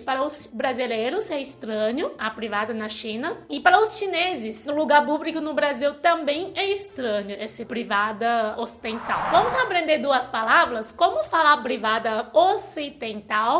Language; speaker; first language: Portuguese; non-native, fluent; Chinese